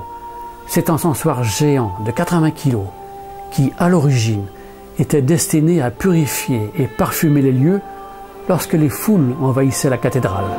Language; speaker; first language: French; native; French